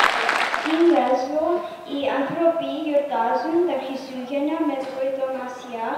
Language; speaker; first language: Greek; early bilingual, heritage; Greek